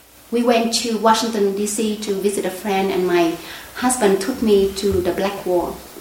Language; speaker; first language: English; non-native, fluent; Vietnamese